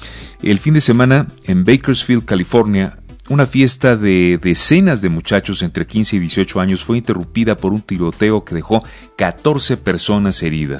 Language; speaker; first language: Spanish; native; Spanish